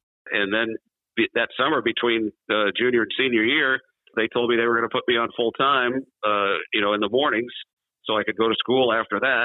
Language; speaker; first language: English; native; English